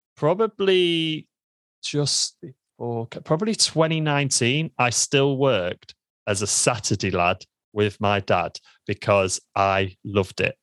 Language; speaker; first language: English; native; English